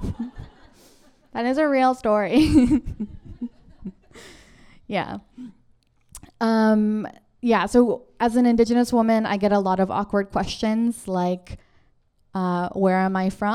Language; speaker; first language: English; native; English